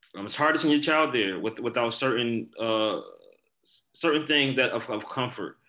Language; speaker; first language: English; native; English